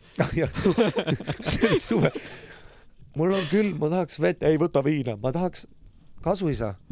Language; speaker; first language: Estonian; native; Estonian